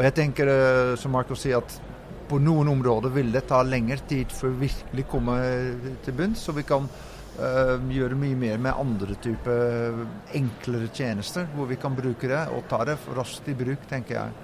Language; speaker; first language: Norwegian; non-native, fluent; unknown